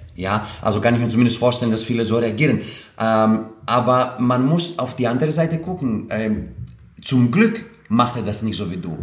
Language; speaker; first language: German; non-native, fluent; Greek